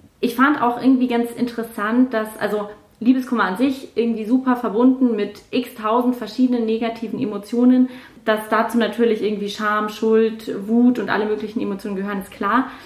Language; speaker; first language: German; native; German